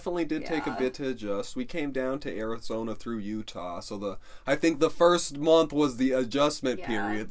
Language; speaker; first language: English; native; English